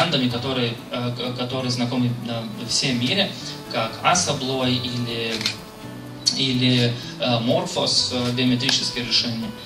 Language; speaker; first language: Russian; non-native, fluent; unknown